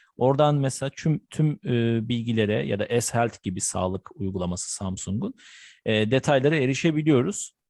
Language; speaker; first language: Turkish; native; Turkish